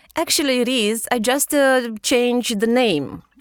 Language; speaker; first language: English; non-native, fluent; Romanian